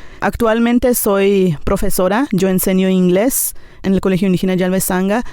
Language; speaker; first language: Spanish; non-native, local second language; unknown